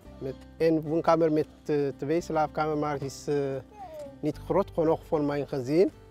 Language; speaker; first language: Dutch; non-native, learner; Tigrinya